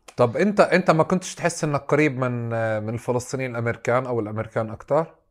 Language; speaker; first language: Arabic; native; Arabic